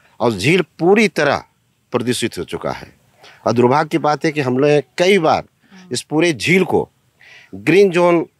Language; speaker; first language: Hindi; native; Hindi